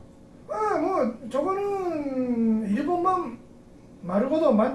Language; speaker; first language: Korean; non-native, fluent; Japanese